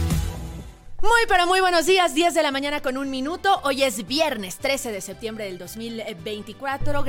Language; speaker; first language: Spanish; native; Spanish